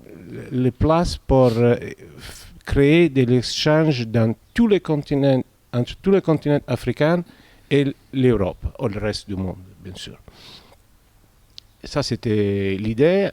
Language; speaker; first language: French; non-native, fluent; Italian